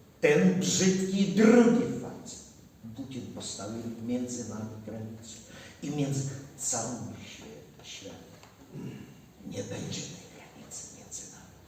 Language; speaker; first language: Polish; non-native, learner; Ukrainian